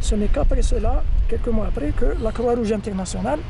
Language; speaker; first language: French; non-native, local second language; Arabic